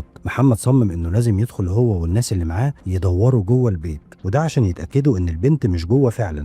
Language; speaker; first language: Arabic; native; Arabic